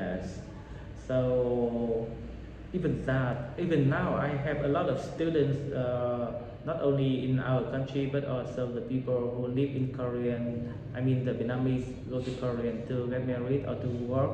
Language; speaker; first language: English; non-native, learner; Vietnamese